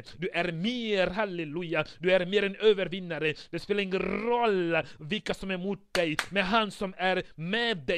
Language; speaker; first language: Swedish; non-native, fluent; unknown